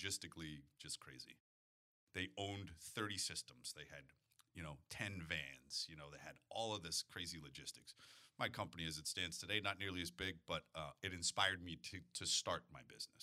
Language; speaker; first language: English; native; English